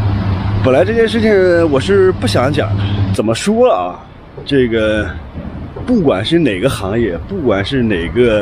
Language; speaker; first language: Chinese; native; Chinese